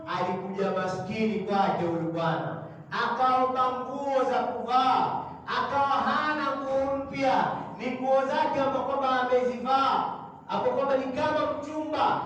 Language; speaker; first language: Swahili; native; Swahili